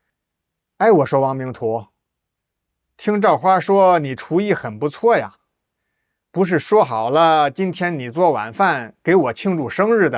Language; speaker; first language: Chinese; native; Chinese